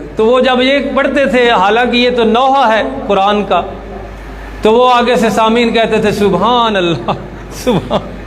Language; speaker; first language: Urdu; non-native, local second language; Punjabi